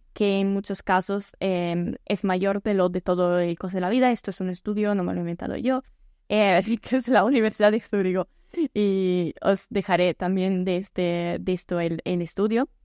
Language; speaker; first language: Spanish; non-native, fluent; Italian